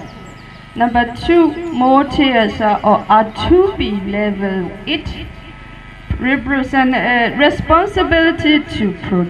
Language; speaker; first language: Danish; non-native, learner; Burmese